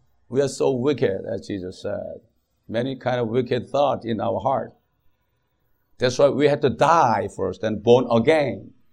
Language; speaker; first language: English; non-native, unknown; Korean